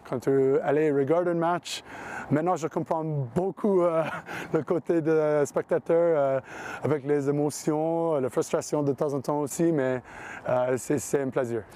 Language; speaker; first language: French; non-native, learner; English